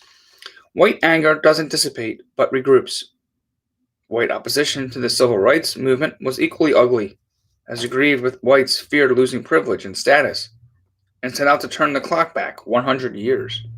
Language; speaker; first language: English; native; English